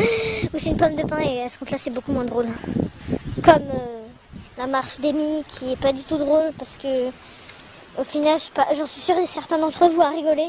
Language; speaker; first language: French; native; French